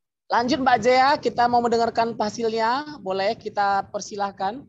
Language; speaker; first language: Indonesian; native; Indonesian